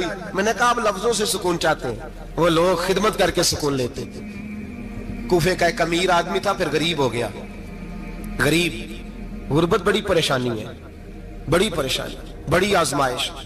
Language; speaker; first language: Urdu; non-native, local second language; Punjabi